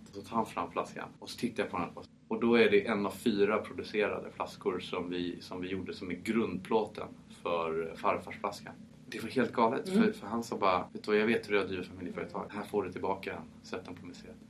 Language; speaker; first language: Swedish; early bilingual, heritage; Swedish